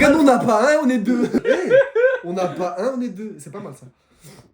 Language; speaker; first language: French; native; French